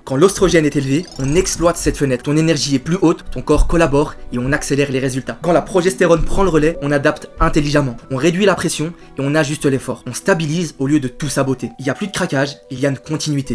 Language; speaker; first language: French; native; French